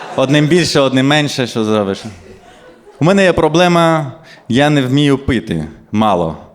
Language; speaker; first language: Ukrainian; non-native, local second language; Russian